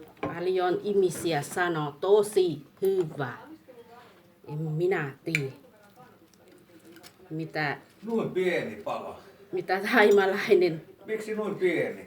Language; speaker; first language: Finnish; non-native, learner; Thai